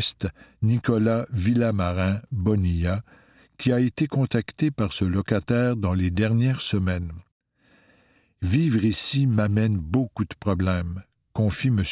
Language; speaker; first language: French; native; French